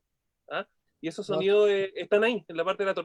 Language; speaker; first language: Spanish; native; Spanish